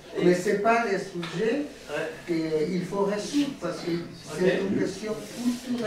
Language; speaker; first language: French; non-native, fluent; Spanish